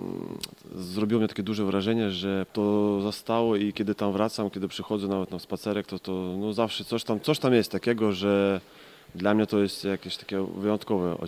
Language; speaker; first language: Polish; non-native, fluent; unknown